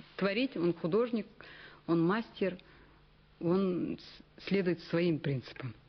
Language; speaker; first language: Russian; non-native, local second language; Kazakh